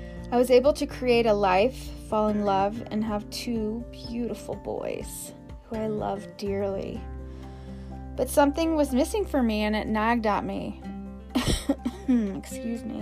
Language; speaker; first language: English; native; English